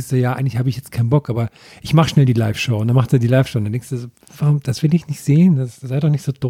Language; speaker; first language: German; native; German